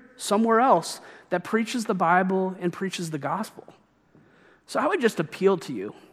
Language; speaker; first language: English; native; English